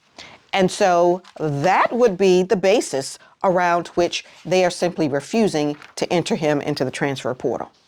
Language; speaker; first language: English; native; English